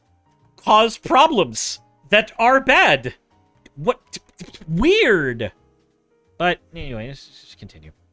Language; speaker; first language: English; native; English